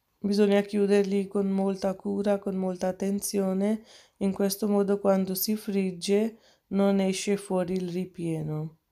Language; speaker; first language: Italian; non-native, fluent; Urdu